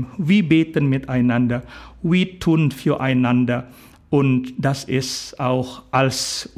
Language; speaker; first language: German; non-native, fluent; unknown